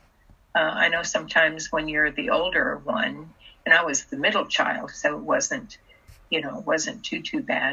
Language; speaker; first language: English; early bilingual, other home language; Russian